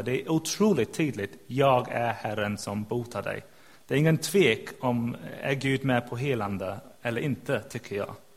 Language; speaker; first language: Swedish; non-native, fluent; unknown